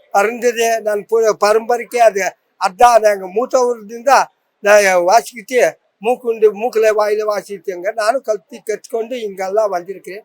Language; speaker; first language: Kannada; native; Kannada